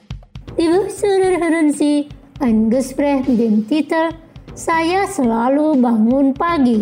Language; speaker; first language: German; non-native, fluent; Indonesian